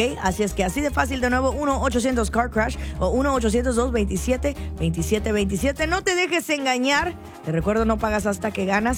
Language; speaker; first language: Spanish; native; Spanish